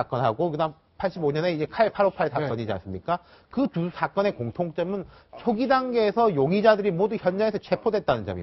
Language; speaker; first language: Korean; native; Korean